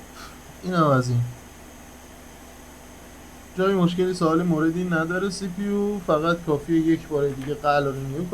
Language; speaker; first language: Persian; native; Persian